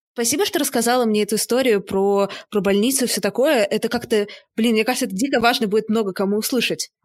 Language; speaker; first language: Russian; native; Russian